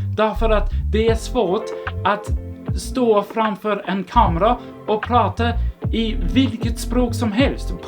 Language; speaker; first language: Swedish; non-native, fluent; English